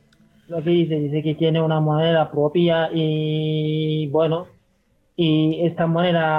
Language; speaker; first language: Spanish; non-native, fluent; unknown